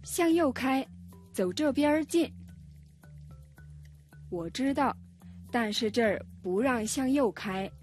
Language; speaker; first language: Chinese; non-native, fluent; Mongolian